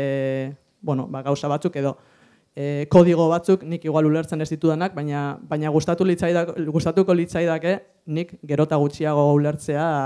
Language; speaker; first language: Basque; native; Basque